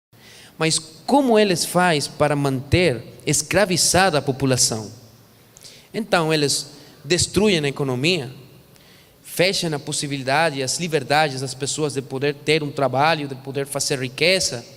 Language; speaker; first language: Portuguese; non-native, fluent; Spanish